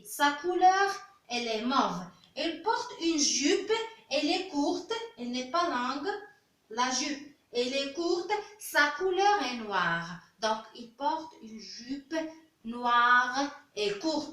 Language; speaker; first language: French; non-native, local second language; Arabic